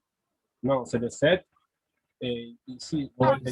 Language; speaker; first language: French; non-native, fluent; Russian